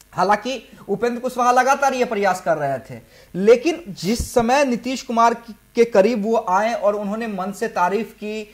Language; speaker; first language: Hindi; native; Hindi